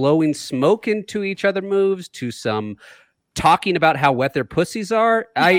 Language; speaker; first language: English; native; English